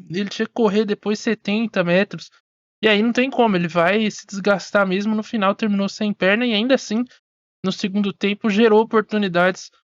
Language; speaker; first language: Portuguese; native; Portuguese